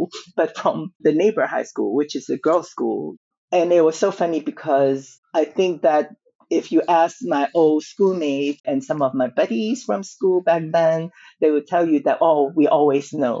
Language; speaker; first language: English; non-native, local second language; Cantonese